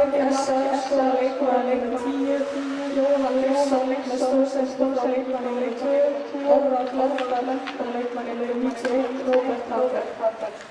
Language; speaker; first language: Icelandic; native; Icelandic